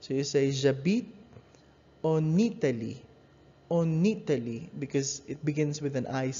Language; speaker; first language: French; non-native, learner; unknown